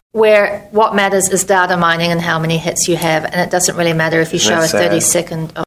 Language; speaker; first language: English; native; English